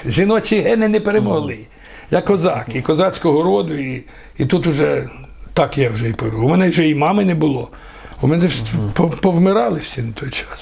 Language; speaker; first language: Ukrainian; native; Ukrainian